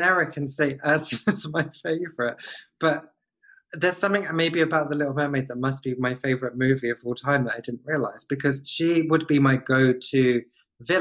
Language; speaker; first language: English; native; English